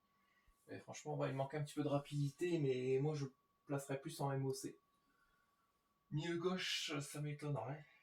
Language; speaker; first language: French; native; French